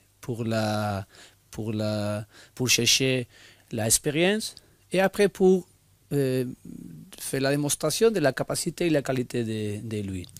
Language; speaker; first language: French; non-native, learner; Spanish